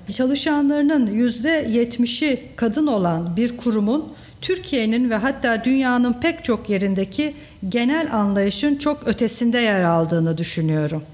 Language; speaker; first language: Turkish; native; Turkish